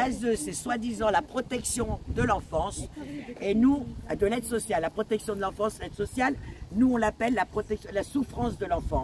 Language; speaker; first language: French; native; French